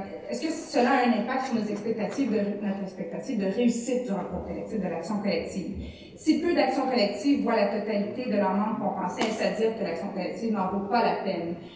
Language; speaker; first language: French; native; French